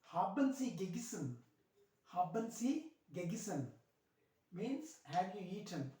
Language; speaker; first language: German; non-native, learner; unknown